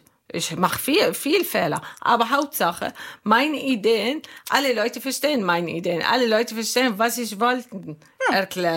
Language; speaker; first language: German; non-native, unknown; Arabic